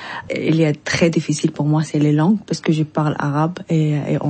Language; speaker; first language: French; non-native, learner; Arabic